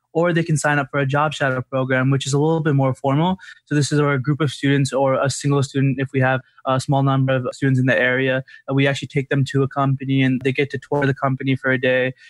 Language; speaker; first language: English; native; English